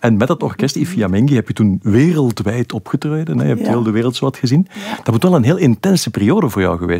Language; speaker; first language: Dutch; native; Dutch